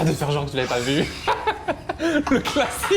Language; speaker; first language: French; native; French